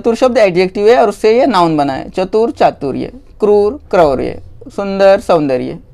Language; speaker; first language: Hindi; non-native, local second language; Marathi